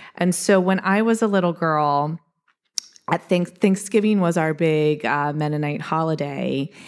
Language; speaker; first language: English; native; English